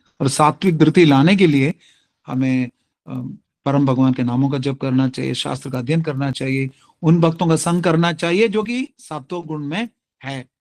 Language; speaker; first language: Hindi; non-native, local second language; Tamil